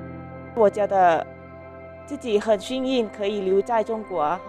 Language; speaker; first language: Chinese; non-native, fluent; Lao